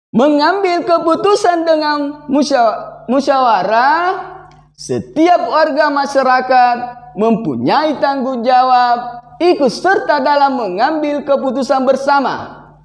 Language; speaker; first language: Indonesian; native; Indonesian